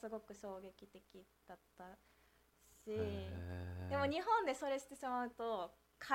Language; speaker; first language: Japanese; native; Japanese